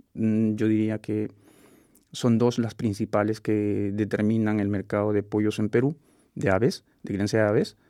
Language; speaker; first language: Spanish; native; Spanish